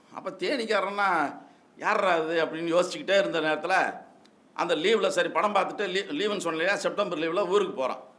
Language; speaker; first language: Tamil; native; Tamil